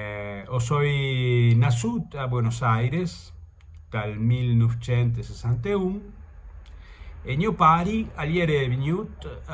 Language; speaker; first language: Italian; early bilingual, heritage; Italian